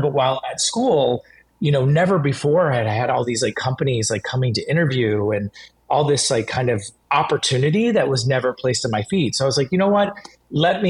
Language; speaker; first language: English; native; English